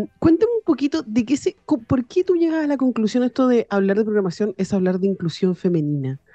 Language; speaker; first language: Spanish; native; Spanish